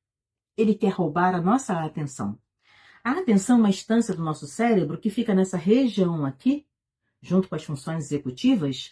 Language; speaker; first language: Portuguese; native; Portuguese